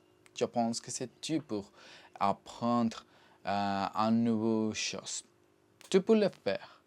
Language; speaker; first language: French; non-native, learner; Spanish